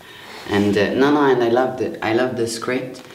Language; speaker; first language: English; non-native, fluent; French